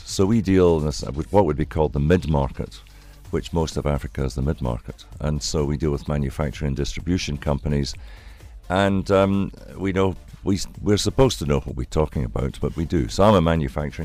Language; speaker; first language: English; native; English